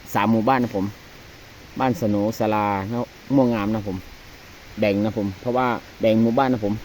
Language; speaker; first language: Thai; native; Thai